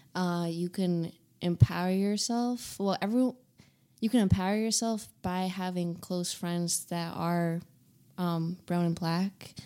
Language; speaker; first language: English; early bilingual, other home language; Hindi